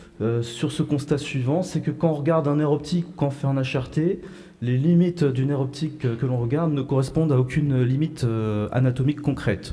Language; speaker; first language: French; native; French